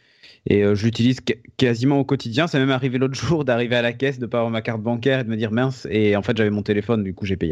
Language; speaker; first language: French; native; French